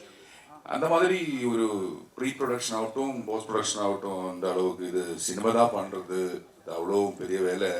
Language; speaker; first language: Tamil; non-native, learner; Malayalam